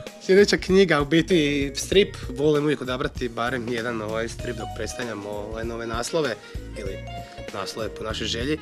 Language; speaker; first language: Croatian; native; Croatian